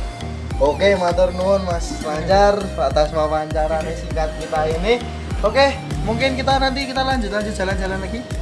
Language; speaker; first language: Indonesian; non-native, local second language; Javanese